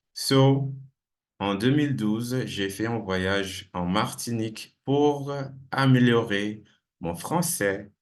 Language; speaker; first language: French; non-native, fluent; English